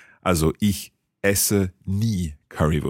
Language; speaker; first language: German; non-native, learner; English